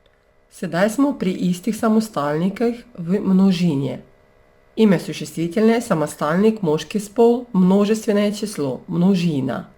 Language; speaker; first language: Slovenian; non-native, fluent; Russian